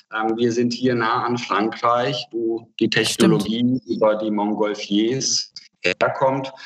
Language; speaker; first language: German; non-native, fluent; Hungarian